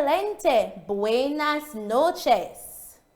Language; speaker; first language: Spanish; non-native, fluent; English